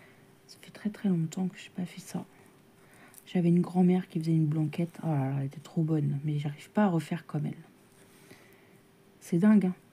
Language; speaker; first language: French; native; French